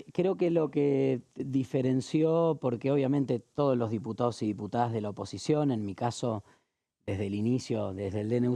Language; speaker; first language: Spanish; native; Spanish